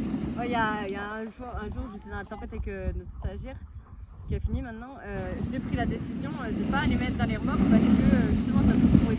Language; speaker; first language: French; native; French